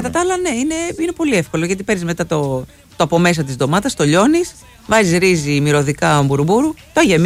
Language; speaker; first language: Greek; native; Greek